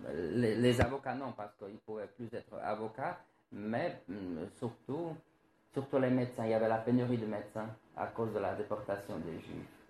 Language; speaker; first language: French; non-native, fluent; Slovak